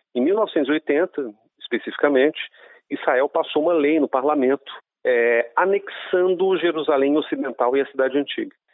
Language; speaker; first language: Portuguese; non-native, fluent; Hebrew